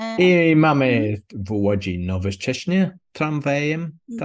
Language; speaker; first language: Polish; non-native, learner; English